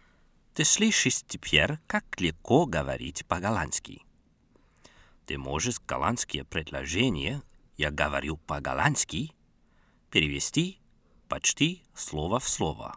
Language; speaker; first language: Russian; non-native, fluent; Dutch